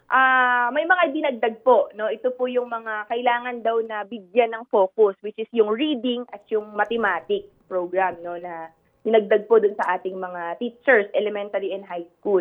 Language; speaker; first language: Filipino; native; Filipino